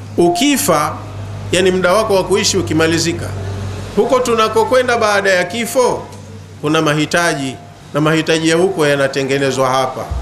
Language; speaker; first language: Swahili; native; Swahili